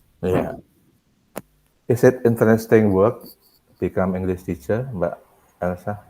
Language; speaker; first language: English; non-native, learner; Indonesian